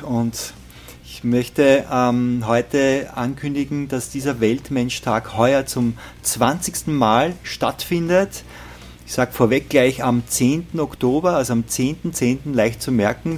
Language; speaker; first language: German; native; German